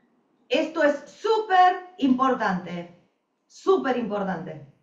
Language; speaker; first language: Spanish; native; Spanish